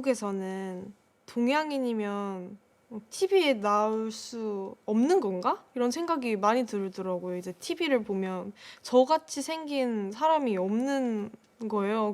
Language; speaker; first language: Korean; early bilingual, heritage; Korean